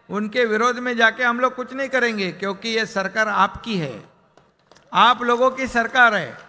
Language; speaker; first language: Hindi; non-native, local second language; Marathi